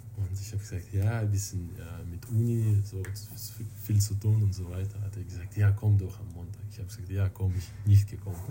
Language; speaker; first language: German; non-native, fluent; Russian